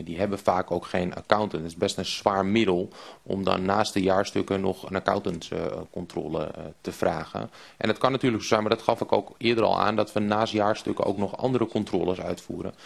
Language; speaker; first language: Dutch; native; Dutch